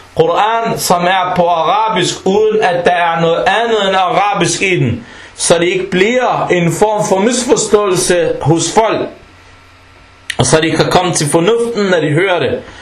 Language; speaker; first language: Danish; non-native, fluent; Arabic